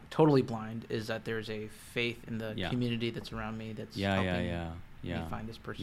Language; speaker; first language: English; native; English